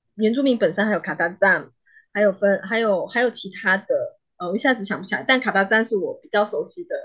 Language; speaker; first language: Chinese; native; Chinese